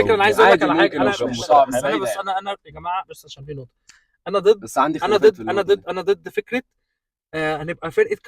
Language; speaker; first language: Arabic; native; Arabic